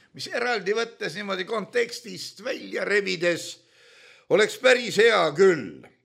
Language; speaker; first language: Estonian; native; Estonian